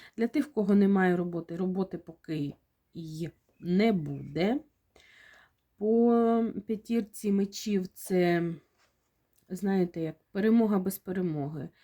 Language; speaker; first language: Ukrainian; non-native, local second language; Russian